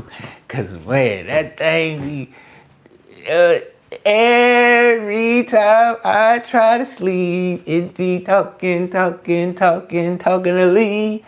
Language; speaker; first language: English; native; English